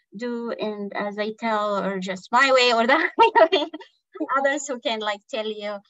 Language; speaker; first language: English; non-native, fluent; Arabic